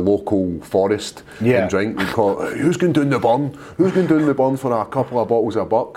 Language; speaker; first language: English; native; English